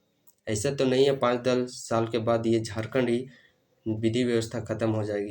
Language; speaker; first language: Hindi; native; Hindi